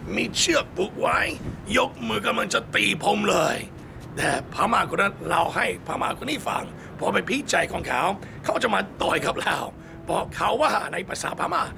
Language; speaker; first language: Thai; non-native, fluent; English